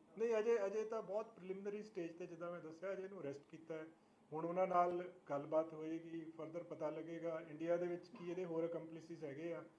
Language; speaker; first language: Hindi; non-native, local second language; Punjabi